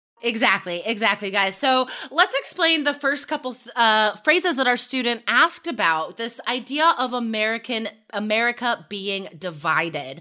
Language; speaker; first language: English; native; English